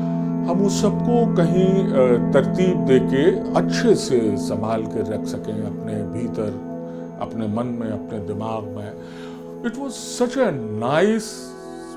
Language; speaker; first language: Hindi; native; Hindi